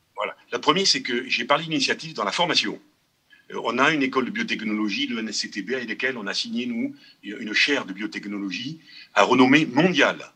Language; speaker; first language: French; native; French